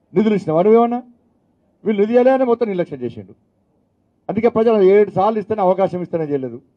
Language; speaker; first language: Telugu; native; Telugu